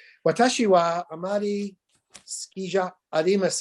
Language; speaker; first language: Japanese; non-native, learner; English